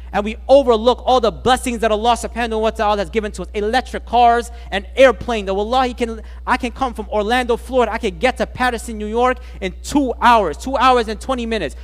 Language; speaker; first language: English; native; English